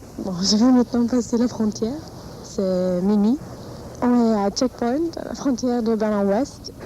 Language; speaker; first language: French; non-native, fluent; German